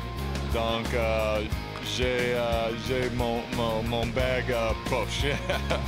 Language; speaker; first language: French; non-native, learner; English